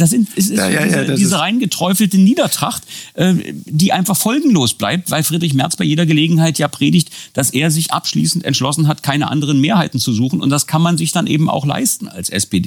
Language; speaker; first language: German; native; German